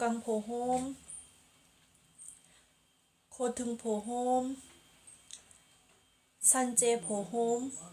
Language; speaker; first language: Korean; non-native, learner; Thai